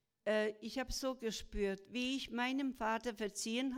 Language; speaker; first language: German; non-native, fluent; Croatian